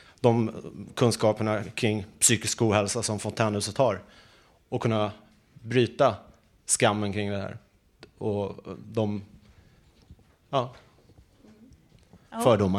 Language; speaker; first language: Swedish; native; Swedish